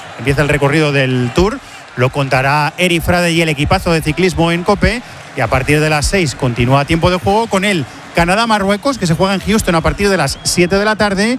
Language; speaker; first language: Spanish; native; Spanish